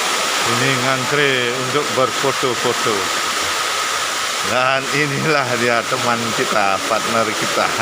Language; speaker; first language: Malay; non-native, local second language; Balinese